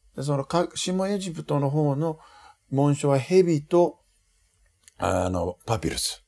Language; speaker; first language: Japanese; native; Japanese